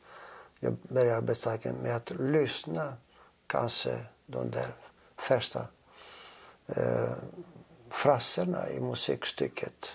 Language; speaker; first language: Swedish; non-native, fluent; Greek